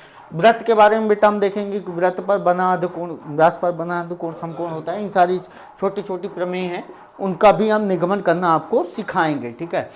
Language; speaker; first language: Hindi; native; Hindi